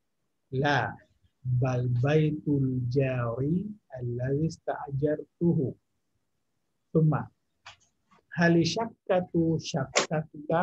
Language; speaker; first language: Arabic; non-native, fluent; Indonesian